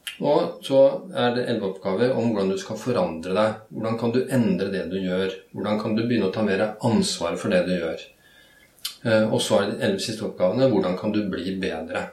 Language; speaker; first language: Norwegian; native; Norwegian